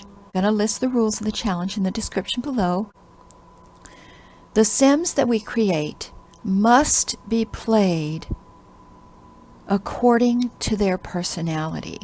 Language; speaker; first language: English; native; English